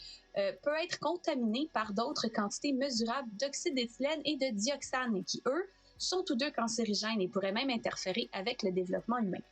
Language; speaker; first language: French; native; French